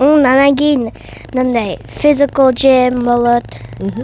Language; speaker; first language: Kyrgyz; early bilingual, heritage; Kyrgyz